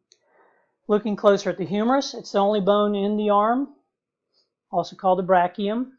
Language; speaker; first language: English; native; English